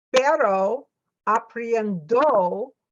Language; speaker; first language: Spanish; non-native, learner; English